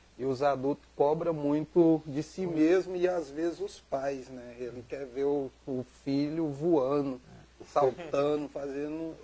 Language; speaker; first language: Portuguese; native; Portuguese